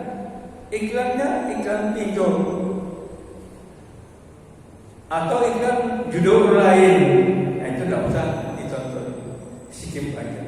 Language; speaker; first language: Indonesian; native; Indonesian